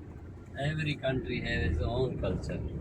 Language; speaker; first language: English; non-native, learner; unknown